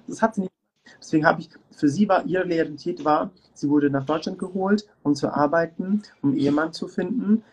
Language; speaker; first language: German; early bilingual, other home language; Turkish